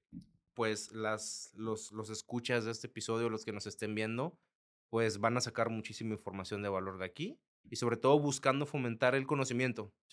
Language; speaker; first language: Spanish; native; Spanish